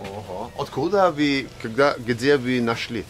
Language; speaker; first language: Russian; non-native, learner; English